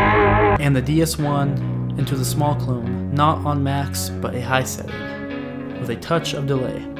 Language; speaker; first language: English; native; English